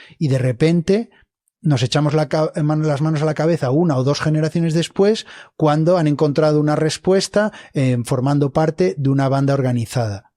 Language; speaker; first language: Spanish; native; Spanish